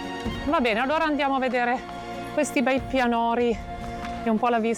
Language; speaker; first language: Italian; native; Italian